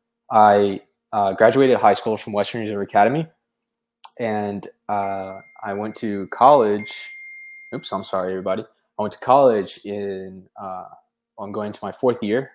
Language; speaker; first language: English; early bilingual, other home language; Portuguese